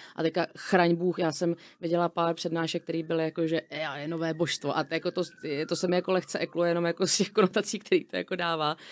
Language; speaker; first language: Czech; native; Czech